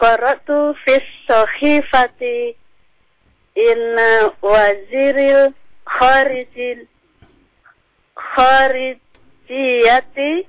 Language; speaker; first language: Arabic; non-native, learner; Indonesian